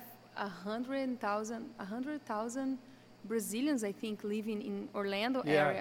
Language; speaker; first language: English; non-native, fluent; Portuguese